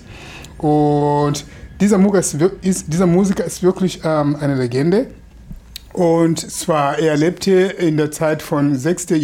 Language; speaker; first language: German; non-native, fluent; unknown